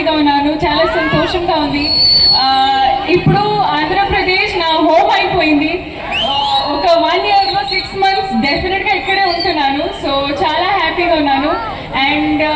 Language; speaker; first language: Telugu; non-native, fluent; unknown